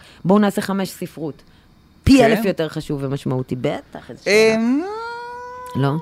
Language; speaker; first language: Hebrew; native; Hebrew